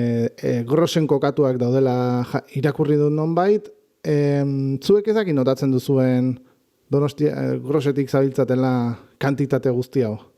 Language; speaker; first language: Basque; native; Basque